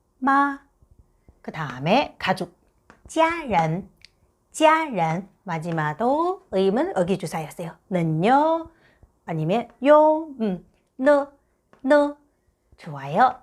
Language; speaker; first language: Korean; non-native, fluent; Chinese